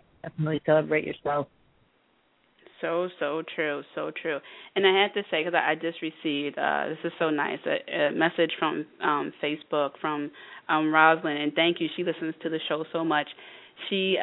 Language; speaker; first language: English; native; English